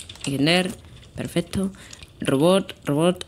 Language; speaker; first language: Spanish; native; Spanish